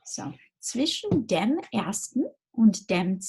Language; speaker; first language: German; non-native, fluent; English